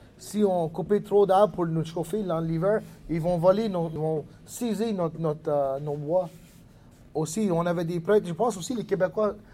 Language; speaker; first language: French; non-native, local second language; English